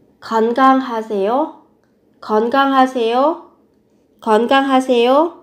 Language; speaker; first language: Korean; non-native, fluent; Vietnamese